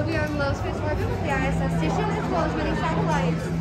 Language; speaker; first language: English; native; English